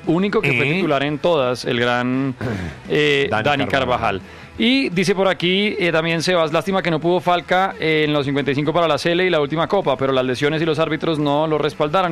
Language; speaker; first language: Spanish; native; Spanish